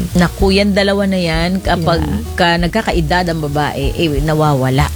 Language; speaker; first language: Filipino; native; Filipino